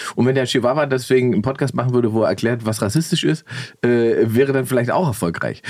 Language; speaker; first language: German; native; German